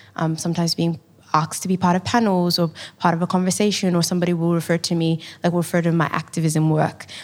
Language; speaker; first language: English; native; English